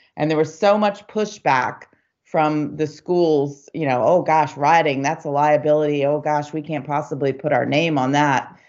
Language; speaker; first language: English; native; English